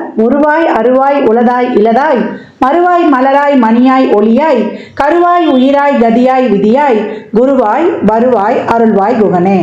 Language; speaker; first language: Tamil; native; Tamil